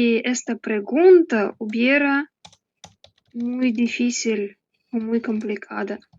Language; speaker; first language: Spanish; non-native, learner; Russian